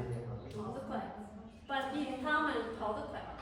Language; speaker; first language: Chinese; non-native, fluent; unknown